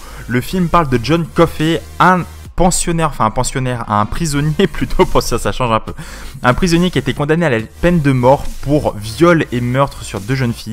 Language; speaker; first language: French; native; French